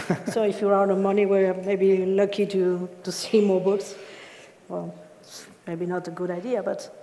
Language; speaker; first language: English; non-native, fluent; Spanish